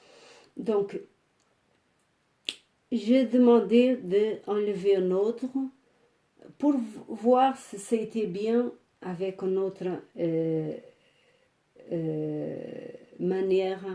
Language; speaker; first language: French; non-native, fluent; Portuguese